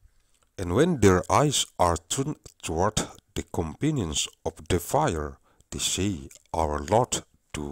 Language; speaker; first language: English; non-native, learner; Indonesian